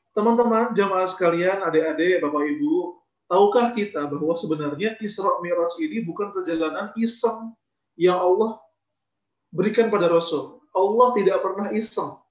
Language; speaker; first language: Indonesian; native; Indonesian